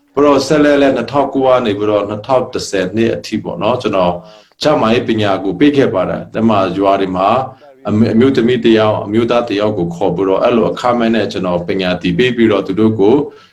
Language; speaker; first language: Burmese; non-native, local second language; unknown